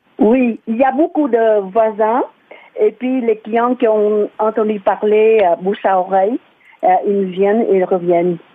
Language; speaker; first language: French; non-native, fluent; Vietnamese